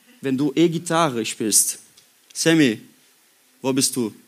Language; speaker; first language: German; non-native, learner; Portuguese